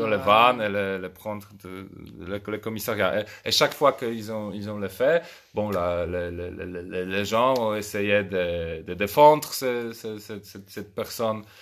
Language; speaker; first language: French; non-native, fluent; Polish